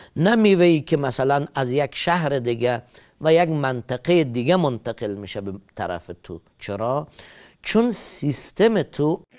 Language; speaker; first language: Persian; native; Persian